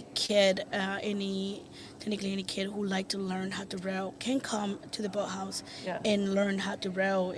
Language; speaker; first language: English; non-native, fluent; Spanish